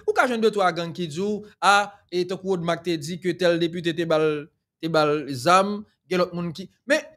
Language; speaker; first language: French; non-native, local second language; Haitian Creole